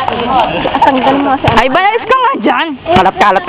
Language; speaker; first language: Filipino; native; Filipino